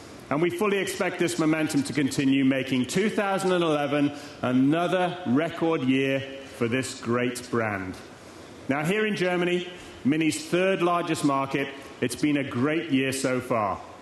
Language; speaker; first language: English; native; English